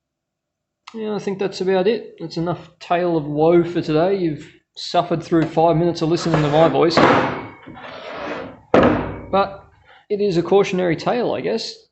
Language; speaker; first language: English; native; English